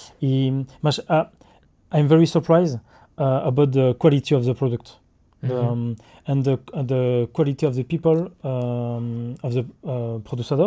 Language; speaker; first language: English; non-native, learner; French